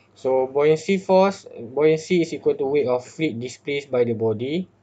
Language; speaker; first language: English; non-native, local second language; Malay